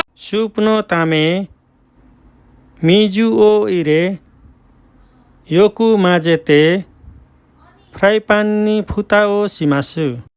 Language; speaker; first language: Japanese; non-native, learner; Nepali